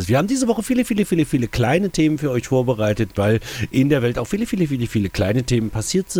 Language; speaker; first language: German; native; German